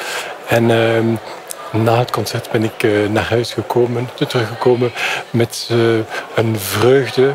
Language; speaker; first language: Dutch; non-native, fluent; French